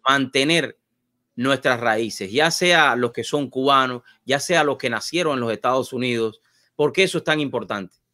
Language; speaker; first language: Spanish; native; Spanish